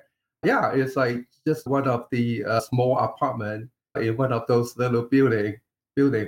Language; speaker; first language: English; non-native, local second language; Cantonese